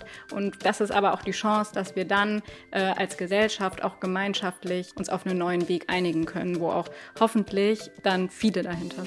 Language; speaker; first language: German; native; German